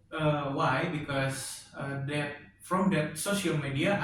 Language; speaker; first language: English; non-native, learner; Indonesian